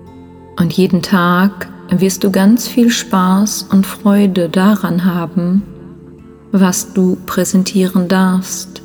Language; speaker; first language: German; native; German